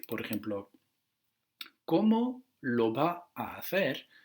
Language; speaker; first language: Spanish; non-native, fluent; Dutch